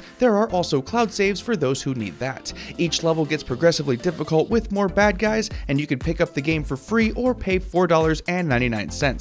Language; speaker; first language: English; native; English